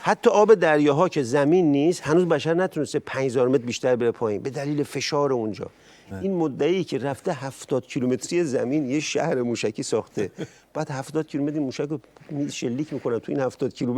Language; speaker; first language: Persian; native; Persian